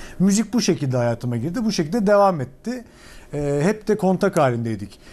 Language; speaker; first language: Turkish; native; Turkish